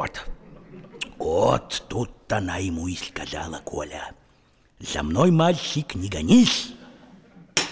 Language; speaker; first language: Russian; native; Russian